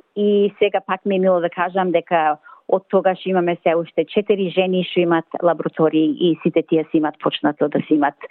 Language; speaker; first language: Macedonian; early bilingual, other home language; English